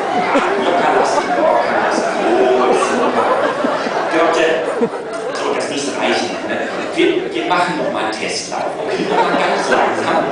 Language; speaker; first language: German; native; German